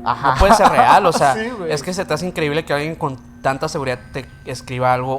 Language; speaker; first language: Spanish; native; Spanish